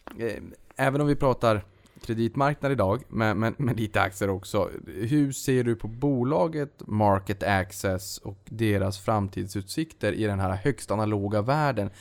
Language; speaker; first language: Swedish; native; Swedish